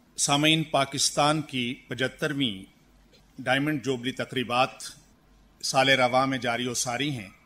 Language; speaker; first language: Urdu; native; Urdu